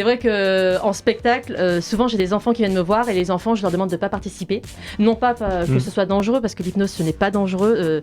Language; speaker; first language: French; native; French